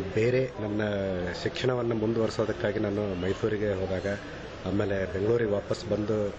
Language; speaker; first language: Kannada; native; Kannada